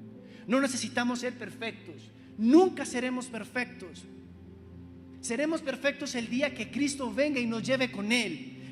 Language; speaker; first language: Spanish; native; Spanish